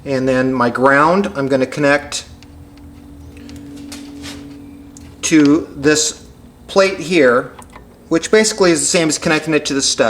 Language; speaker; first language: English; native; English